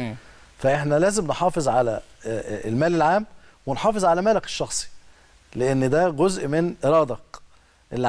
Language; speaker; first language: Arabic; native; Arabic